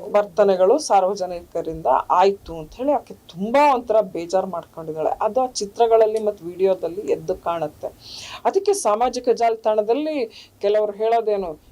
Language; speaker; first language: Kannada; native; Kannada